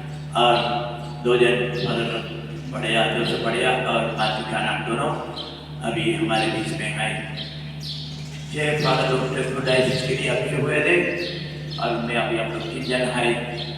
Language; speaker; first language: Hindi; non-native, local second language; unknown